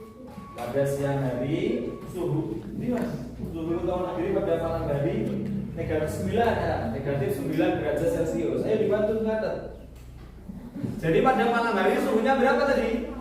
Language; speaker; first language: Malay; non-native, local second language; Javanese